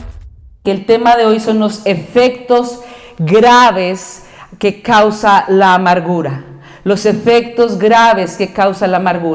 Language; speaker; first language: Spanish; native; Spanish